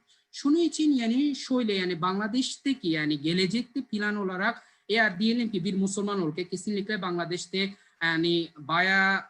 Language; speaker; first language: Turkish; non-native, learner; Bangla